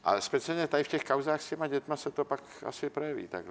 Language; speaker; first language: Czech; native; Czech